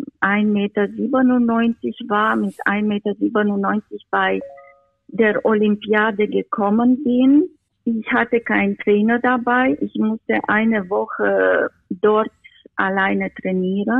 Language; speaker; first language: German; non-native, fluent; Romanian